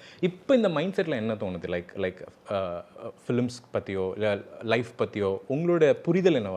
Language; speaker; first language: Tamil; native; Tamil